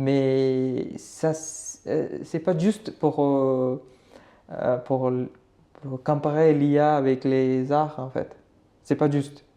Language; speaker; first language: French; non-native, learner; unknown